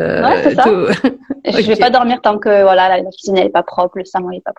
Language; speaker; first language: French; native; French